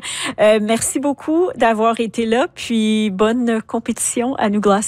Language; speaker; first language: French; native; French